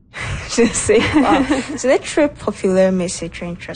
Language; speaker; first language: French; non-native, learner; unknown